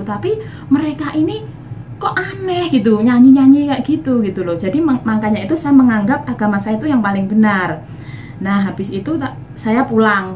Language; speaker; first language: Indonesian; non-native, local second language; Javanese